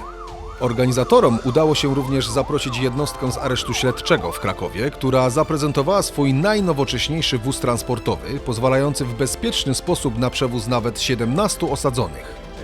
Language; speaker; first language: Polish; native; Polish